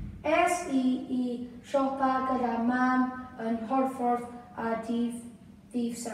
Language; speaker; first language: Welsh; non-native, local second language; English